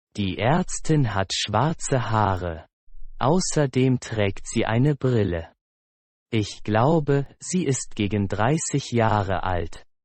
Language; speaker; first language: German; non-native, fluent; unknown